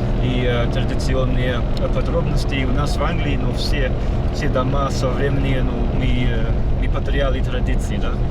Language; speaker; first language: Russian; non-native, fluent; English